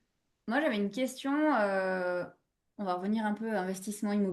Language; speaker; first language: French; native; French